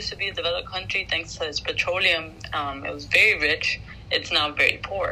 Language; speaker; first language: English; non-native, fluent; Spanish